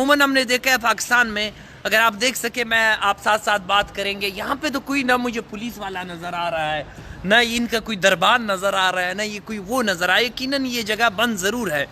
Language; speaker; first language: Urdu; non-native, local second language; Pashto